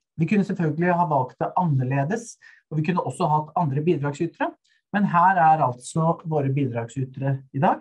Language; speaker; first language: Norwegian; native; Norwegian